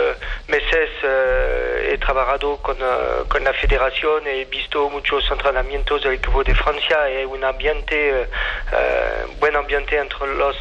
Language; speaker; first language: Spanish; non-native, fluent; French